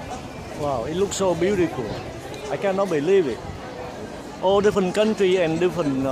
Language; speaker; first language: English; non-native, learner; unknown